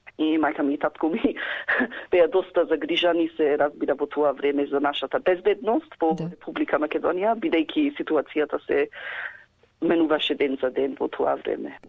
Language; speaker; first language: Macedonian; early bilingual, heritage; Macedonian